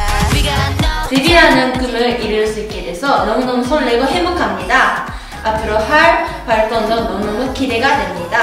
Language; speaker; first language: Korean; non-native, fluent; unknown